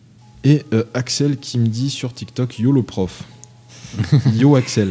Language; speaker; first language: French; native; French